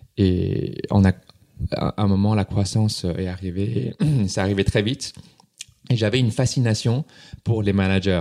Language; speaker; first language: French; non-native, fluent; Cantonese